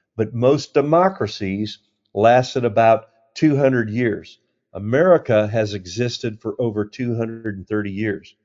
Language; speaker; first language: English; native; English